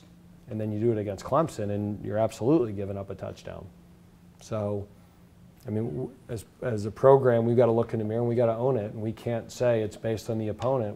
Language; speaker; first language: English; native; English